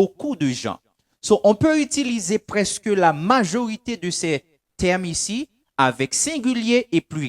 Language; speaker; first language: French; non-native, local second language; Haitian Creole